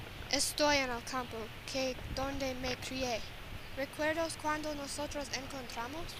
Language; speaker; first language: Spanish; non-native, learner; English